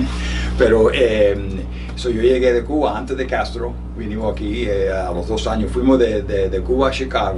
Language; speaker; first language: Spanish; early bilingual, heritage; Spanish